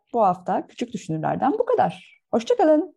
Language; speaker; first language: Turkish; native; Turkish